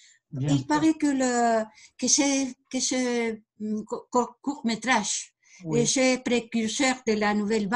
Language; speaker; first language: French; non-native, learner; Spanish